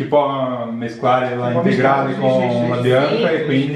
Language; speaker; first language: Italian; non-native, learner; Portuguese